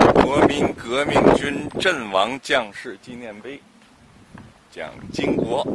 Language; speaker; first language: Chinese; native; Chinese